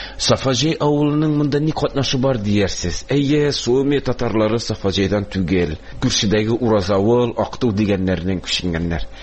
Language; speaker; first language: Tatar; native; Tatar